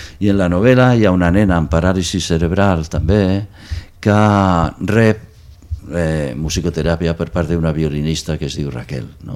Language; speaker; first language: Catalan; non-native, local second language; Spanish